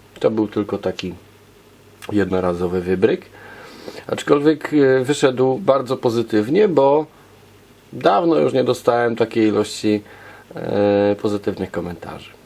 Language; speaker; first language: Polish; native; Polish